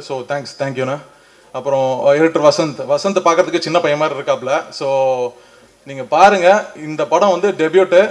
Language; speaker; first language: Tamil; native; Tamil